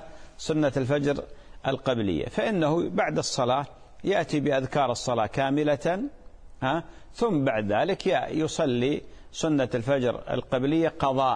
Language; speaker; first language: Arabic; native; Arabic